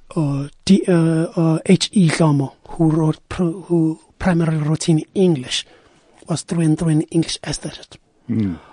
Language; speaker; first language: English; non-native, local second language; Zulu